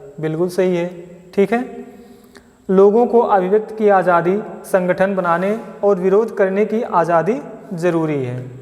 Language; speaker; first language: Hindi; native; Hindi